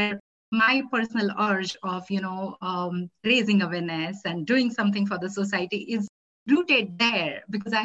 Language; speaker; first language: English; non-native, local second language; Marathi